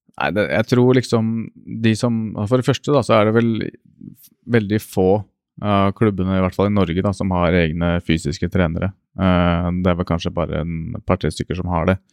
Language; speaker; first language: Norwegian; native; Norwegian